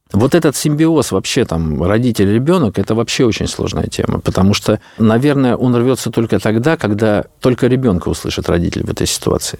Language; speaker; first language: Russian; native; Russian